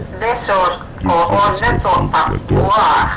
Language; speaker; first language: French; non-native, learner; Finnish